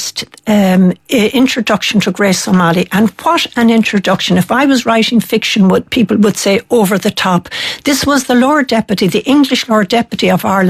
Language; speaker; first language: English; native; English